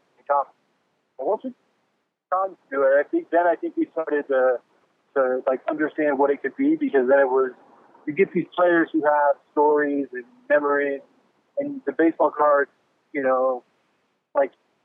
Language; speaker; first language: English; native; English